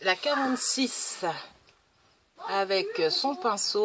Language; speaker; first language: French; native; French